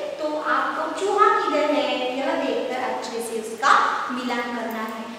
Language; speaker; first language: Hindi; non-native, local second language; Marathi